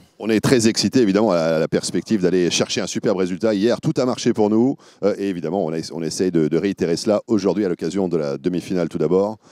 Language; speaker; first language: French; native; French